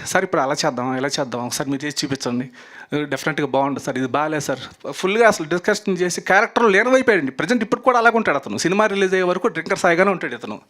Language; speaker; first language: Telugu; native; Telugu